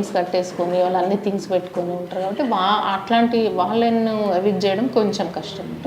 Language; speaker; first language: Telugu; native; Telugu